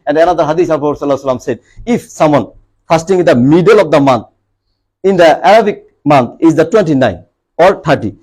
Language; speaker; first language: English; non-native, local second language; Bangla